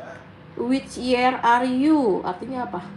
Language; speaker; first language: English; non-native, learner; Indonesian